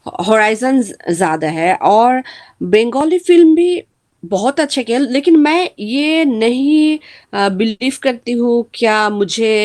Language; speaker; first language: Hindi; non-native, learner; Bangla